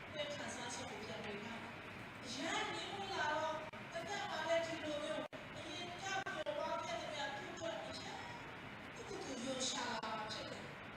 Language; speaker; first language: Burmese; non-native, local second language; Tedim Chin